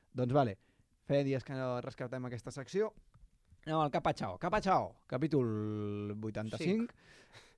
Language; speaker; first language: Catalan; non-native, local second language; Spanish